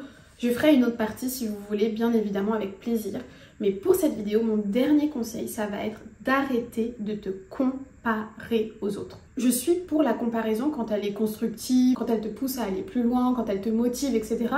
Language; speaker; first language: French; native; French